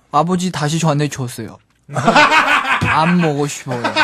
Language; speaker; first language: Korean; non-native, learner; Chinese